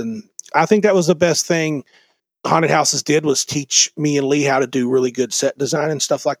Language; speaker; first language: English; native; English